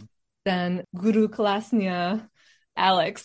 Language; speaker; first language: Indonesian; non-native, learner; English